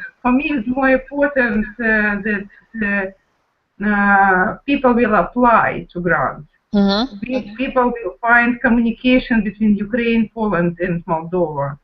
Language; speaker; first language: English; non-native, learner; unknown